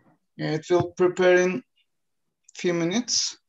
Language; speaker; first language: English; non-native, learner; Turkish